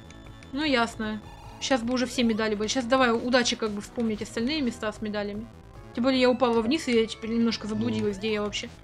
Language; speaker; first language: Russian; native; Russian